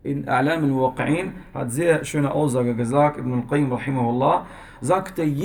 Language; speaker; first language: German; non-native, fluent; Arabic